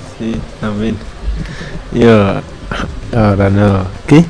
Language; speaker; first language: Spanish; non-native, learner; Arabic